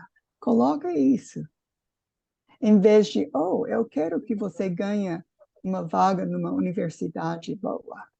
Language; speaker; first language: Portuguese; non-native, fluent; English